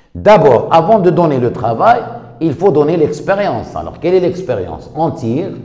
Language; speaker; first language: French; non-native, local second language; Arabic